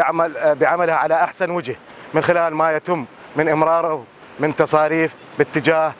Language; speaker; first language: Arabic; native; Arabic